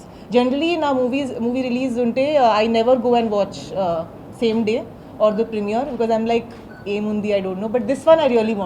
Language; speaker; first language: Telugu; non-native, learner; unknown